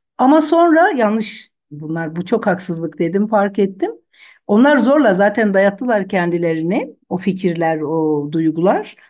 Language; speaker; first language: Turkish; non-native, local second language; Zaza